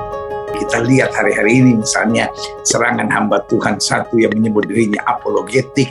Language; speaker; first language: Indonesian; native; Indonesian